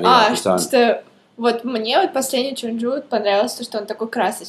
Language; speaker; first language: Russian; native; Russian